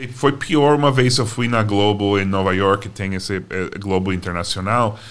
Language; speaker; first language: Portuguese; non-native, fluent; English